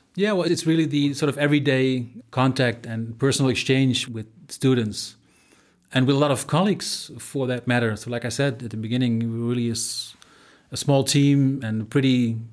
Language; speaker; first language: English; non-native, fluent; Dutch